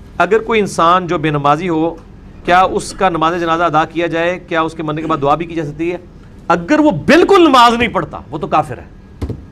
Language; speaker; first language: Urdu; non-native, local second language; Punjabi